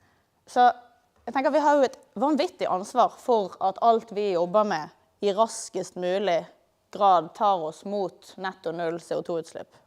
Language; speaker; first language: Norwegian; native; Norwegian